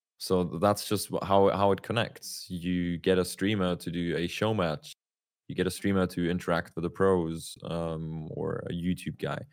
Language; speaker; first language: English; non-native, fluent; German